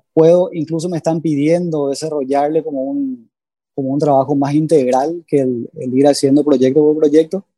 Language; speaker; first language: Spanish; native; Spanish